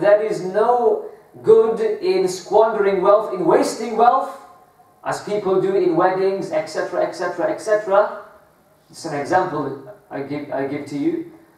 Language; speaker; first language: English; early bilingual, other home language; Urdu